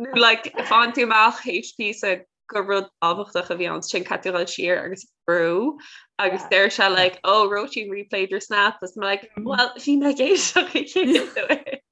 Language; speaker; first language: Irish; native; Irish